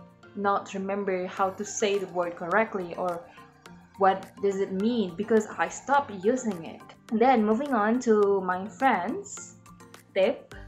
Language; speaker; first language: English; non-native, learner; Indonesian